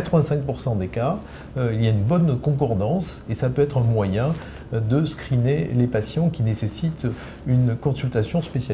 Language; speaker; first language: French; native; French